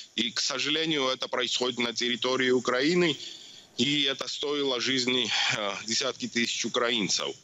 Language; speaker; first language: Russian; non-native, local second language; Georgian